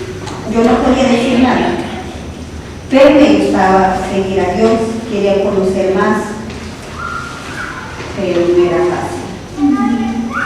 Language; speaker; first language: Spanish; non-native, local second language; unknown